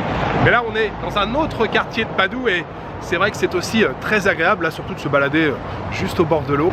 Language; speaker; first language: French; native; French